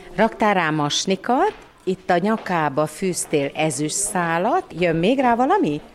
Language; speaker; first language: Hungarian; native; Hungarian